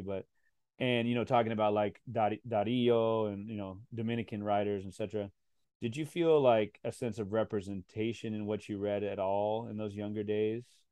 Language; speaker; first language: English; native; English